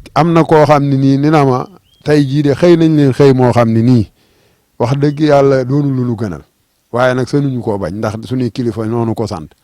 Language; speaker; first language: Wolof; native; Wolof